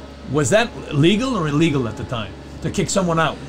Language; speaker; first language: English; non-native, fluent; French